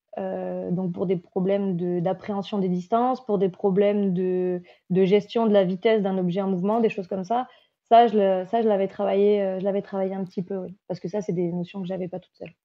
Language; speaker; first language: French; native; French